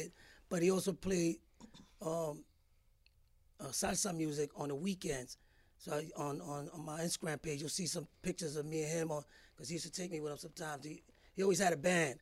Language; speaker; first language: English; early bilingual, other home language; Spanish